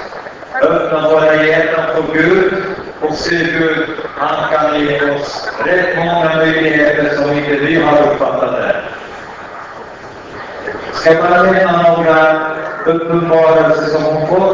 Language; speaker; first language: Swedish; non-native, fluent; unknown